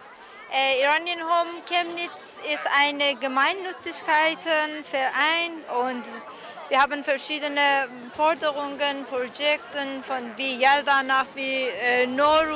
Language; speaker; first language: German; non-native, learner; Persian